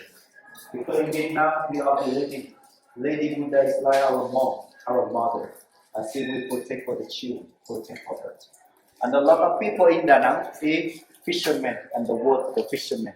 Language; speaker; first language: English; non-native, learner; Vietnamese